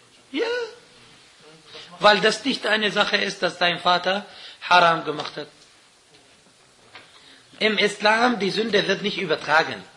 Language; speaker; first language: German; non-native, fluent; Arabic